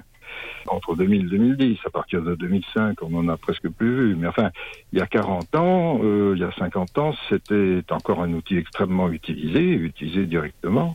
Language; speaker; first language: French; native; French